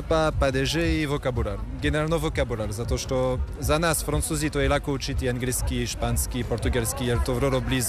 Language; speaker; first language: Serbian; non-native, fluent; French